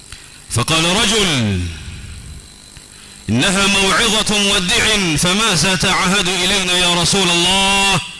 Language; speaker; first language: Arabic; non-native, local second language; Swahili